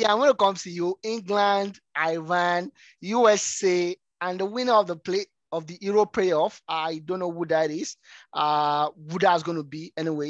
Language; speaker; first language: English; non-native, local second language; Yoruba